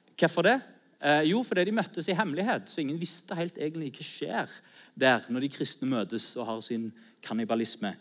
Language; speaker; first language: Norwegian; native; Norwegian